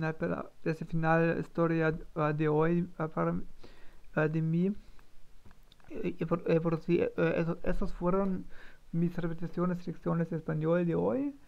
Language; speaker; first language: Spanish; non-native, learner; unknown